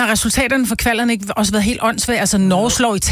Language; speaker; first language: Danish; native; Danish